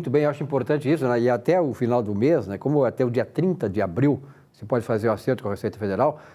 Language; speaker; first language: Portuguese; native; Portuguese